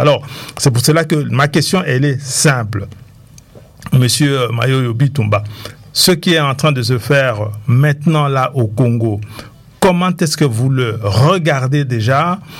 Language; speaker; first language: French; non-native, local second language; Lingala